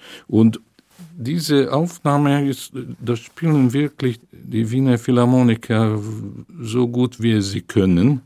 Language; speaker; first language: German; non-native, fluent; Hungarian